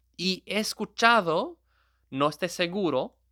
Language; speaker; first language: Spanish; non-native, fluent; Gujarati